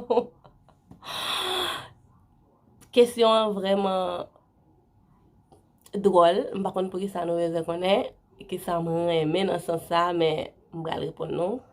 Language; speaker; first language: French; non-native, learner; Haitian Creole